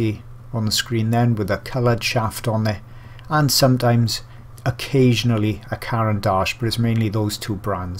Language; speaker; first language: English; native; English